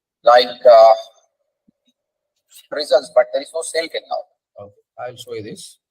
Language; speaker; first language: English; non-native, local second language; Telugu